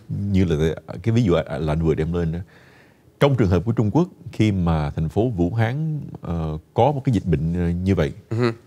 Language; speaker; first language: Vietnamese; early bilingual, heritage; Vietnamese